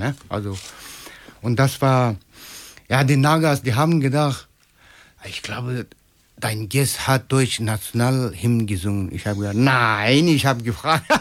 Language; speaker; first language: German; non-native, learner; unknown